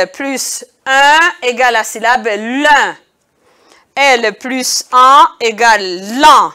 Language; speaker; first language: French; non-native, local second language; Kinyarwanda